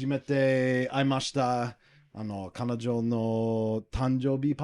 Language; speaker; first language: Japanese; non-native, learner; English